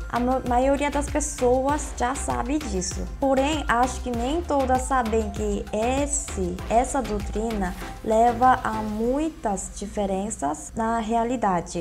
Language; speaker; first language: Portuguese; non-native, fluent; Korean